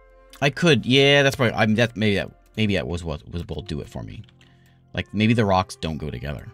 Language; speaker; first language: English; native; English